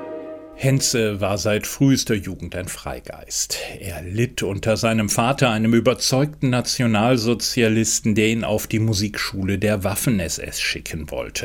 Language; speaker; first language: German; native; German